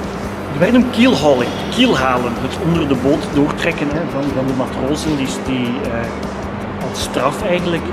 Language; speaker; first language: Dutch; native; Dutch